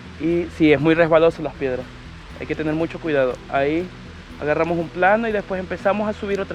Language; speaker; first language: Spanish; native; Spanish